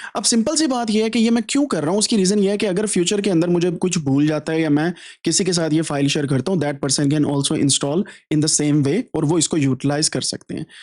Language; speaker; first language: Urdu; native; Urdu